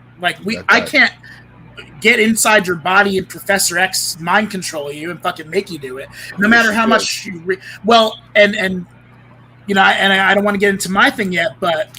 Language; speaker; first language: English; native; English